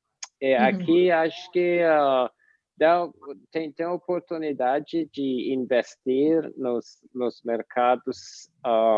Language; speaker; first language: Portuguese; non-native, fluent; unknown